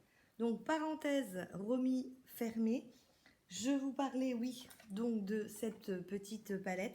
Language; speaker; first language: French; native; French